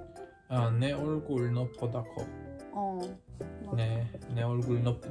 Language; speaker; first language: Korean; non-native, learner; Polish